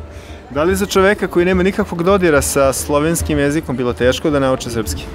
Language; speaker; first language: Serbian; native; Serbian